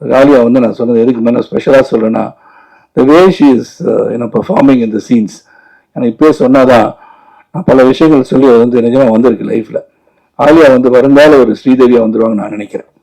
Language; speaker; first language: Tamil; native; Tamil